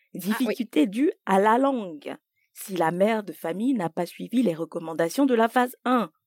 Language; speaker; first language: French; native; French